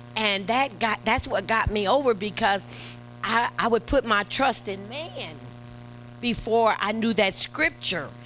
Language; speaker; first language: English; native; English